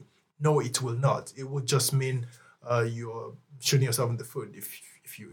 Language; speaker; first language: English; non-native, local second language; Yoruba